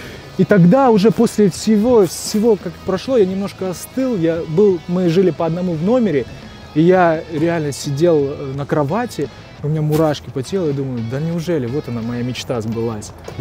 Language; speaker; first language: Russian; native; Russian